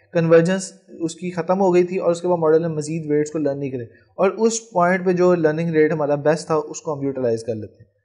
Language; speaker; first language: Urdu; non-native, local second language; Punjabi